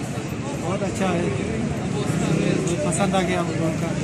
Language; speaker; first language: Hindi; non-native, learner; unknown